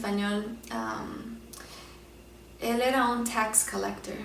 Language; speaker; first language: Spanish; early bilingual, heritage; Spanish